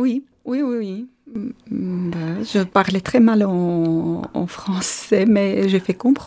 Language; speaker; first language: French; non-native, fluent; Armenian